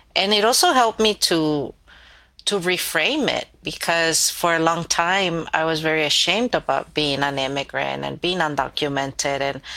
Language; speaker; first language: English; early bilingual, other home language; Spanish